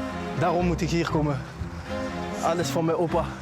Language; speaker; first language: Dutch; non-native, learner; French